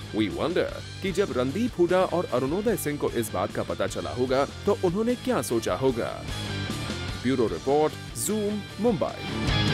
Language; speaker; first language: Hindi; native; Hindi